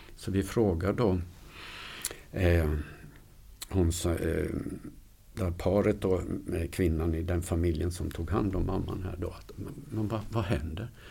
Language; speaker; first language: Swedish; native; Swedish